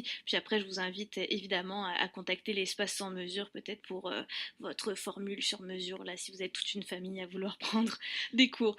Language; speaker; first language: French; native; French